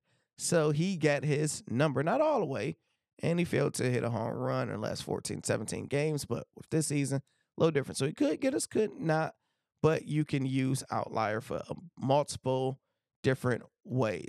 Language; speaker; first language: English; native; English